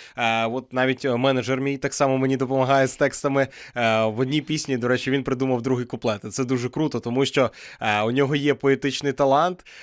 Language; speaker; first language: Ukrainian; non-native, local second language; Russian